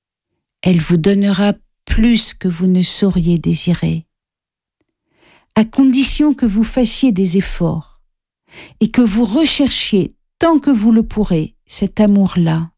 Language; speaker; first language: French; native; French